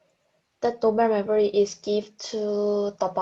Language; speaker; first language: English; non-native, learner; Korean